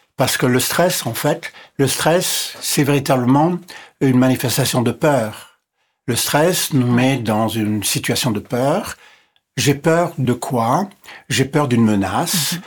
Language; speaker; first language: French; non-native, local second language; English